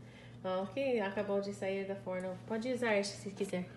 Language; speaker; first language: Portuguese; non-native, learner; English